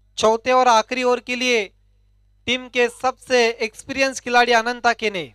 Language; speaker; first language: Hindi; non-native, local second language; Marathi